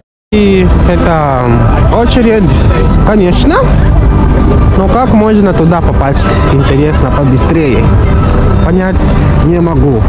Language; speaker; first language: Russian; non-native, fluent; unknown